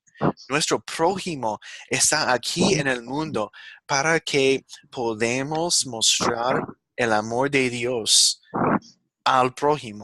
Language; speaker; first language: Spanish; non-native, fluent; English